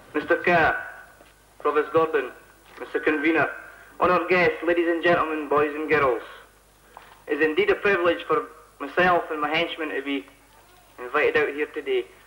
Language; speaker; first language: English; native; English